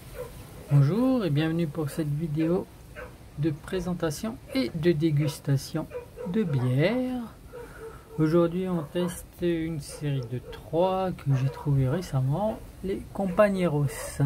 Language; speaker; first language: French; native; French